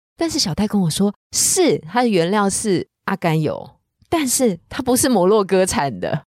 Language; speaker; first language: Chinese; native; Chinese